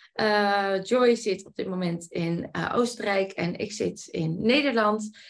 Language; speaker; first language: Dutch; native; Dutch